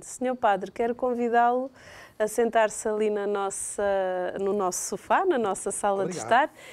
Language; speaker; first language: Portuguese; native; Portuguese